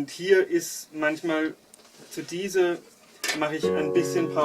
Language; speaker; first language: German; non-native, fluent; Russian